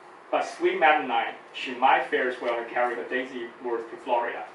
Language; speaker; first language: English; non-native, fluent; Chinese